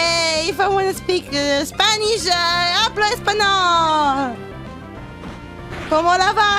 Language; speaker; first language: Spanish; non-native, learner; Italian